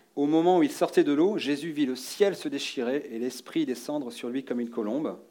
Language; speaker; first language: French; native; French